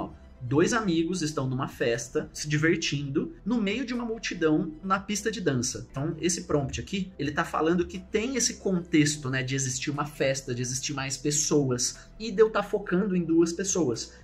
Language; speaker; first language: Portuguese; native; Portuguese